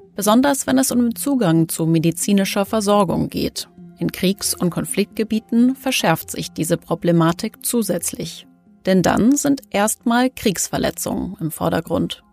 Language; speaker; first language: German; early bilingual, other home language; Kinyarwanda